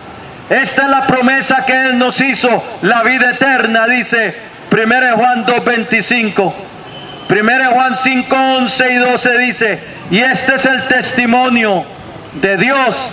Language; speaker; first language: Spanish; native; Spanish